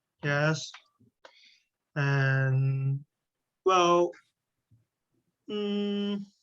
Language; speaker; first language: English; non-native, learner; Chinese